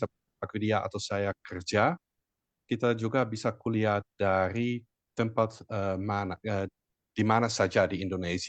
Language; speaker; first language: Indonesian; non-native, fluent; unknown